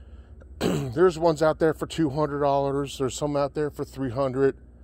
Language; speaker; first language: English; native; English